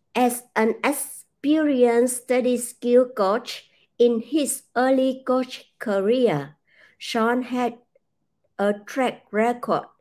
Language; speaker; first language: English; non-native, fluent; Vietnamese